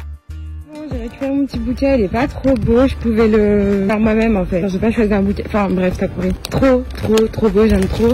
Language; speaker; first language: French; native; French